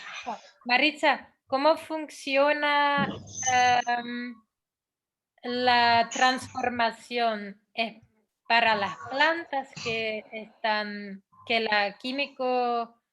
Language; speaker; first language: Spanish; non-native, fluent; Dutch